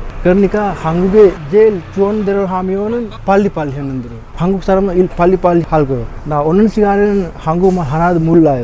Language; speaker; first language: Korean; non-native, learner; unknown